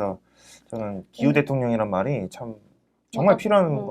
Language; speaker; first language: Korean; native; Korean